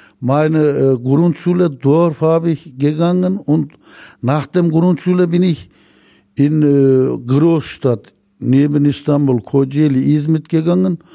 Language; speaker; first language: German; non-native, learner; Turkish